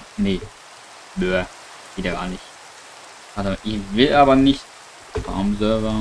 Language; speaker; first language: German; native; German